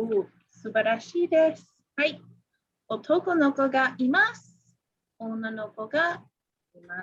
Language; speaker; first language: Japanese; non-native, fluent; English